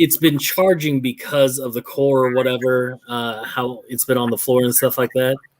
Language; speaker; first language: English; native; English